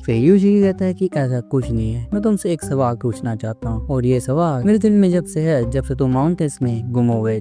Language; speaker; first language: Hindi; native; Hindi